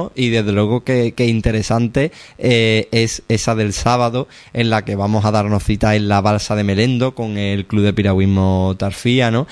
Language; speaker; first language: Spanish; native; Spanish